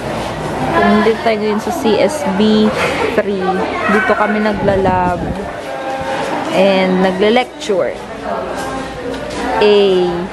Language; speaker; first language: Filipino; non-native, local second language; Bikol